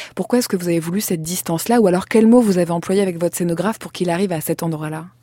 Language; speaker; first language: French; native; French